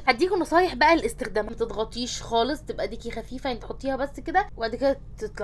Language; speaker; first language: Arabic; native; Arabic